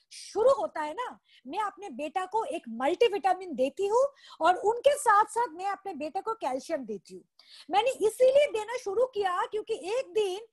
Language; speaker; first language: Hindi; non-native, local second language; Bangla